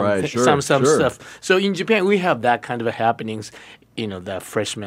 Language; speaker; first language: English; non-native, learner; Japanese